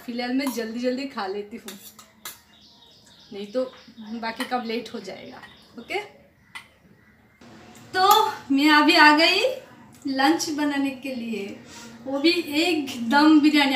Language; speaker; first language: Hindi; non-native, local second language; Bangla